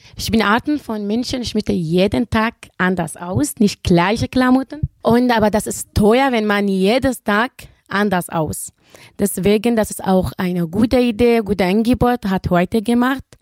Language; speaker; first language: German; non-native, learner; Arabic